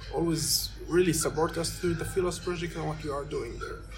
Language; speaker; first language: English; non-native, fluent; Arabic